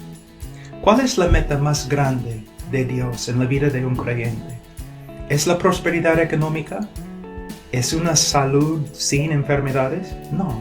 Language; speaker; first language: Spanish; non-native, fluent; English